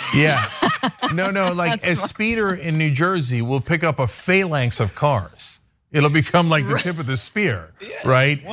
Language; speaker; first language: English; native; English